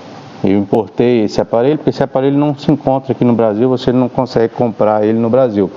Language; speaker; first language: Portuguese; native; Portuguese